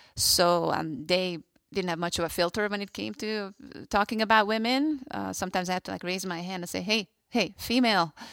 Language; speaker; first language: English; non-native, fluent; Hungarian